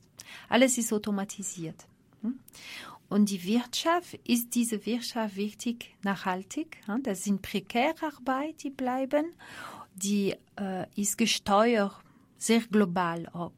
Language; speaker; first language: German; non-native, fluent; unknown